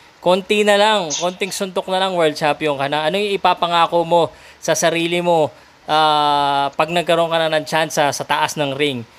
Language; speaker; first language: Filipino; native; Filipino